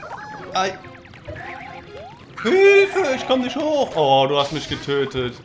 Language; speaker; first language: German; native; German